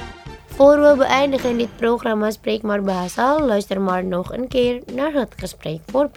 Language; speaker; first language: Dutch; non-native, learner; Indonesian